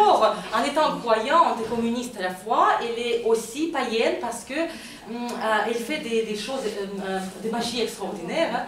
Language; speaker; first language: French; non-native, fluent; Russian